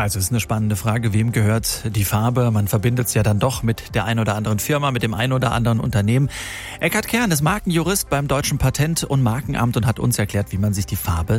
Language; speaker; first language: German; native; German